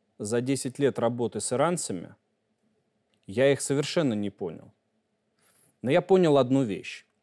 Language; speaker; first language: Russian; native; Russian